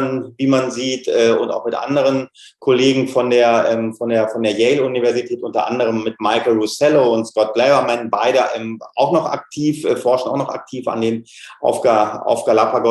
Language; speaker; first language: German; native; German